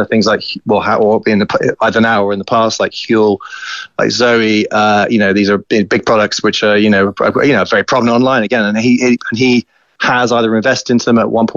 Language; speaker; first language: English; native; English